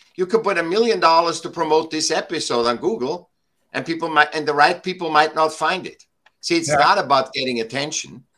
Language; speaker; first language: English; non-native, fluent; German